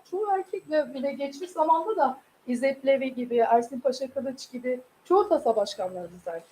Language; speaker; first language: Turkish; native; Turkish